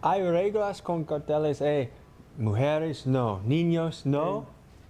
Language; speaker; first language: Spanish; non-native, learner; English